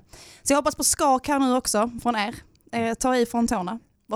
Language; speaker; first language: Swedish; native; Swedish